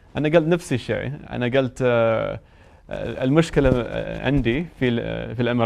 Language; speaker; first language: Arabic; non-native, learner; English